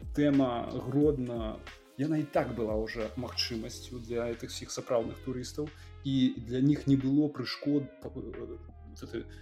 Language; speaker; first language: Belarusian; native; Belarusian